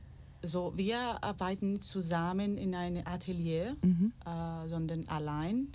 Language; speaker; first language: German; non-native, learner; Spanish